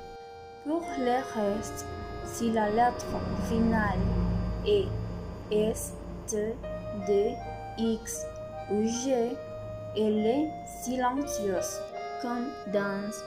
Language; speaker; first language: French; non-native, learner; Spanish